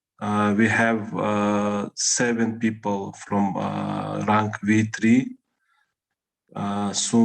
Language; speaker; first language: English; non-native, learner; Russian